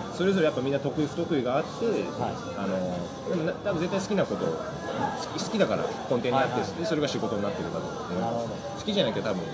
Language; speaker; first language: Japanese; early bilingual, other home language; English